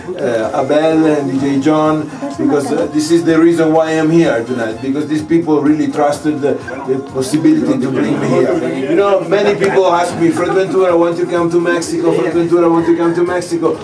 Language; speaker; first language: English; non-native, fluent; Italian